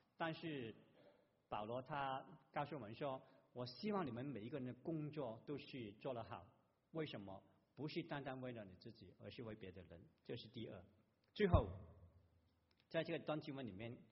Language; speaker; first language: Chinese; non-native, local second language; Cantonese